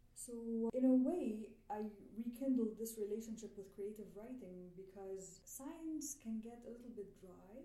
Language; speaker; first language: English; non-native, fluent; Arabic